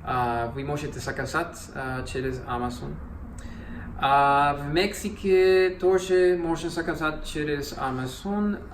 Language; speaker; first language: Russian; non-native, learner; Spanish